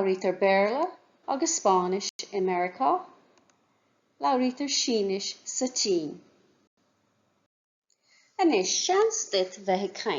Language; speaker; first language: Irish; non-native, local second language; English